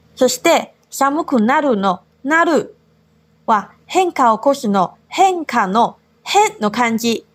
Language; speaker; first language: Japanese; non-native, fluent; Chinese